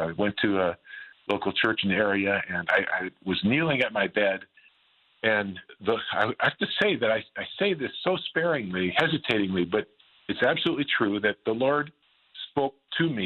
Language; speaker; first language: English; native; English